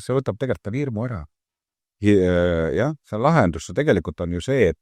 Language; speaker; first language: Estonian; native; Estonian